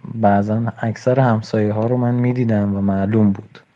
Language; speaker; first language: Persian; native; Persian